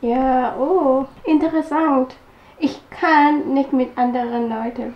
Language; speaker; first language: German; non-native, learner; Korean